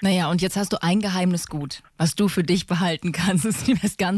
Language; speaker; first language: German; native; German